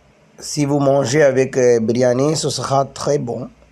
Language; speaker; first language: French; non-native, learner; Tamil